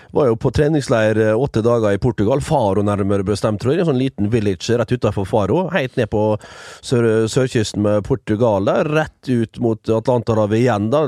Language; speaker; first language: Norwegian; early bilingual, other home language; Dutch